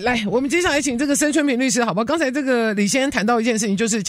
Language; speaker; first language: Chinese; native; Chinese